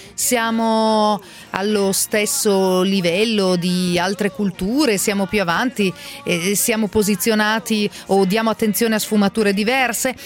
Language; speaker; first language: Italian; native; Italian